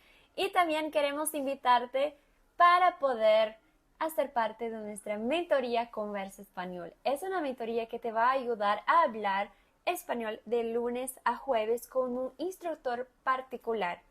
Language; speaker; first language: Spanish; non-native, fluent; Portuguese